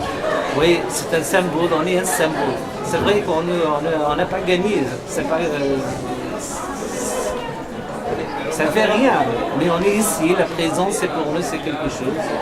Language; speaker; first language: French; non-native, fluent; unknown